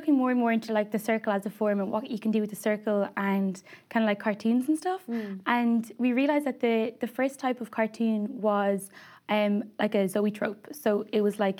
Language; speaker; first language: English; native; English